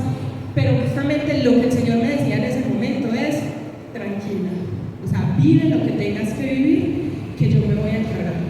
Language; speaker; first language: Spanish; native; Spanish